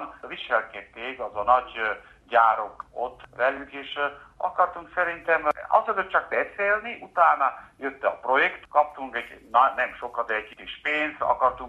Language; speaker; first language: Hungarian; early bilingual, heritage; Hungarian